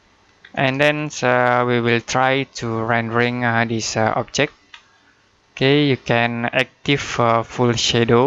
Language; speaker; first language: English; non-native, learner; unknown